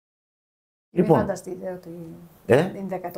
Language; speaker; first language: Greek; native; Greek